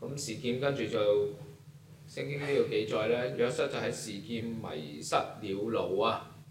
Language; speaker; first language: Chinese; non-native, local second language; Cantonese